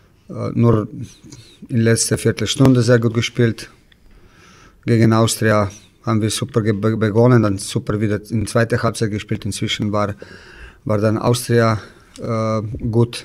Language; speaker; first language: German; non-native, fluent; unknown